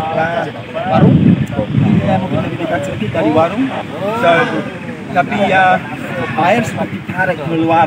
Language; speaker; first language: Indonesian; non-native, learner; English